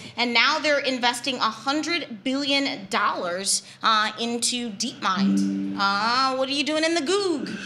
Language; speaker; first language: English; native; English